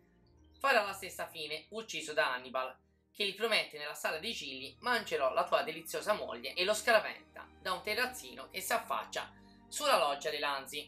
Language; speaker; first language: Italian; native; Italian